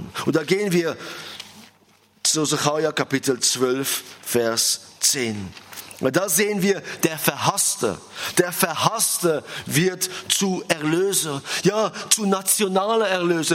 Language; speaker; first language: German; non-native, fluent; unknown